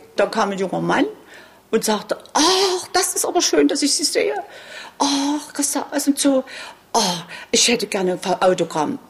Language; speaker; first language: German; native; German